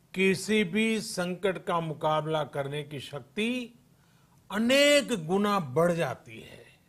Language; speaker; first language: Hindi; non-native, local second language; Gujarati